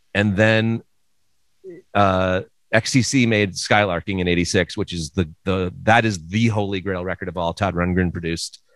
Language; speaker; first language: English; native; English